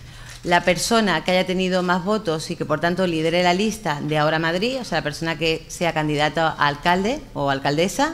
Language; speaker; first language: Spanish; native; Spanish